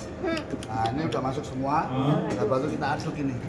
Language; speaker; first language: Indonesian; native; Indonesian